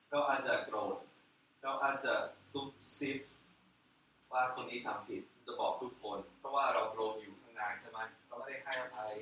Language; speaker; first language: Thai; non-native, fluent; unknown